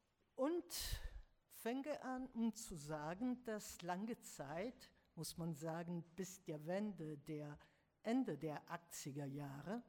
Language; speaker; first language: German; non-native, fluent; Italian